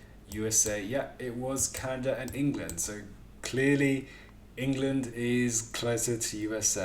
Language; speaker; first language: English; native; English